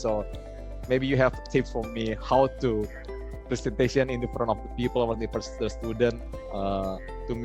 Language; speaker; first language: English; non-native, learner; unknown